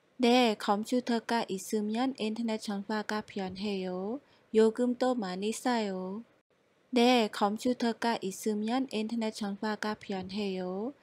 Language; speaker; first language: Korean; non-native, fluent; Khmer